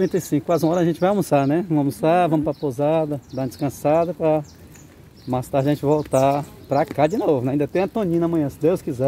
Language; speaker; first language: Portuguese; native; Portuguese